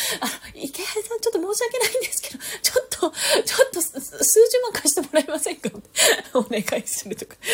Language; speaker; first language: Japanese; native; Japanese